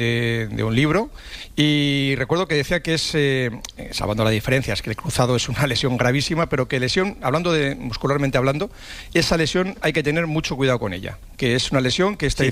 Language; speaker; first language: Spanish; native; Spanish